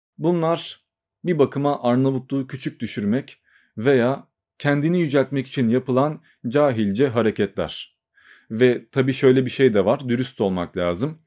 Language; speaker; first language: Turkish; native; Turkish